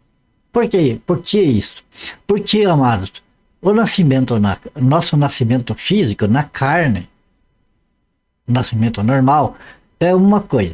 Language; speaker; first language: Portuguese; native; Portuguese